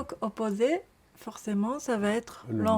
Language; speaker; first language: French; non-native, learner; Japanese